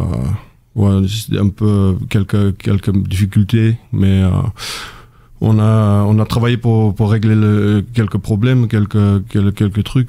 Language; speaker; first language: French; non-native, fluent; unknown